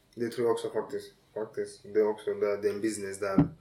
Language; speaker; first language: Swedish; early bilingual, other home language; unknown